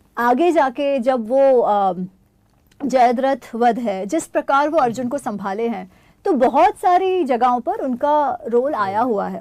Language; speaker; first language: Hindi; non-native, local second language; Gujarati